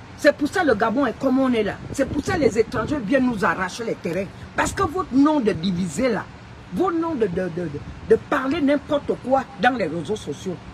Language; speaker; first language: French; non-native, local second language; Fang